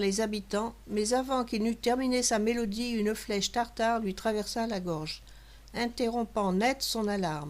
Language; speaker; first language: French; native; French